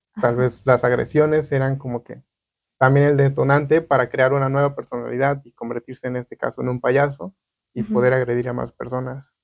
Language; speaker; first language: Spanish; native; Spanish